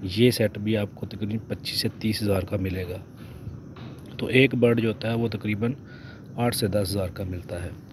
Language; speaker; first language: Urdu; non-native, local second language; Punjabi